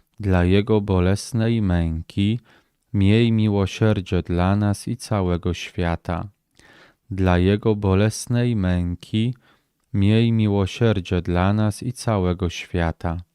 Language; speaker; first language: Polish; native; Polish